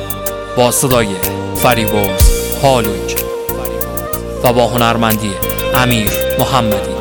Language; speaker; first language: Persian; native; Persian